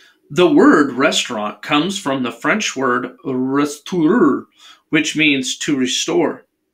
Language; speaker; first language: English; native; English